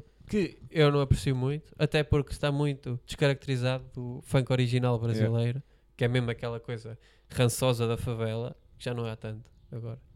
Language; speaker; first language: Portuguese; native; Portuguese